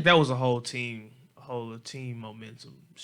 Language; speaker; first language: English; native; English